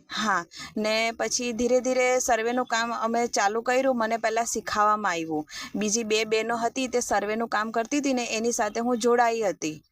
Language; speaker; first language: Gujarati; native; Gujarati